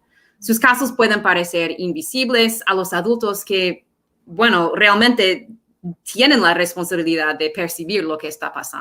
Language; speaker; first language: Spanish; non-native, fluent; English